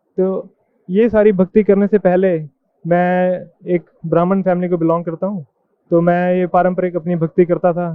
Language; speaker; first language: Hindi; native; Hindi